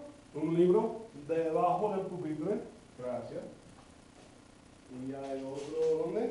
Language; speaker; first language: Spanish; non-native, fluent; English